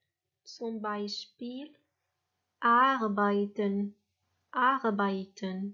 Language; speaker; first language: German; non-native, fluent; Arabic